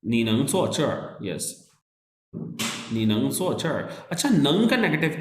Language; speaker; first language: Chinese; non-native, fluent; Urdu